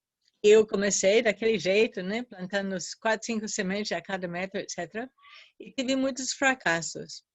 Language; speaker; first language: Portuguese; non-native, fluent; English